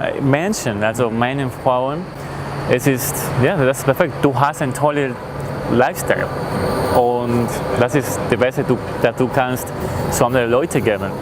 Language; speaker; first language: German; non-native, learner; Spanish